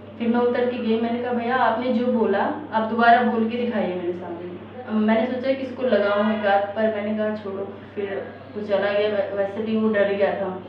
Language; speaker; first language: Hindi; native; Hindi